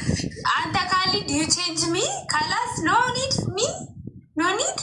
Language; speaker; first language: English; non-native, learner; Amharic